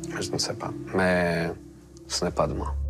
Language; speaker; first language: French; non-native, fluent; Portuguese